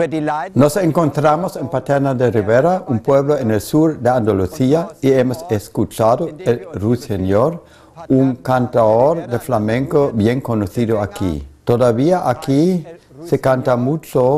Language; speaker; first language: Spanish; non-native, fluent; German